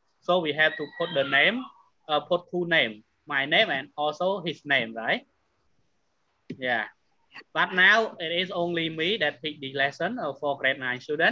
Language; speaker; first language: English; non-native, fluent; Khmer